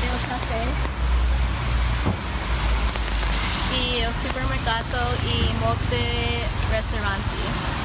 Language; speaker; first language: Italian; non-native, learner; English